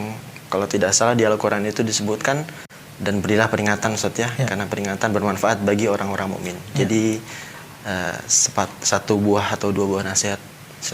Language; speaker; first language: Indonesian; native; Indonesian